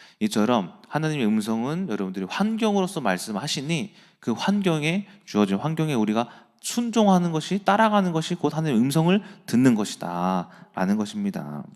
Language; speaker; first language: Korean; native; Korean